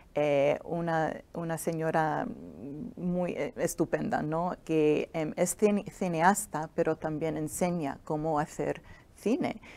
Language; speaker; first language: Spanish; non-native, fluent; English